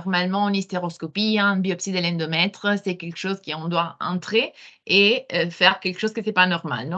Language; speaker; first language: French; non-native, fluent; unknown